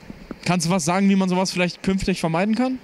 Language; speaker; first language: German; native; German